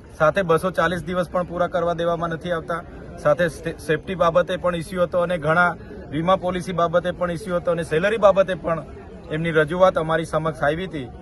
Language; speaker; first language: Gujarati; non-native, local second language; Bhili